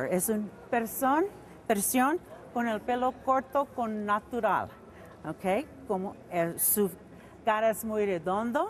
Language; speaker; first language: Spanish; non-native, learner; English